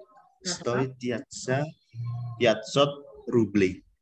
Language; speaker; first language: Russian; non-native, learner; Indonesian